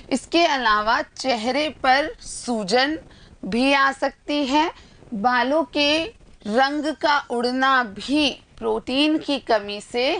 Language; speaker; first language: Hindi; native; Hindi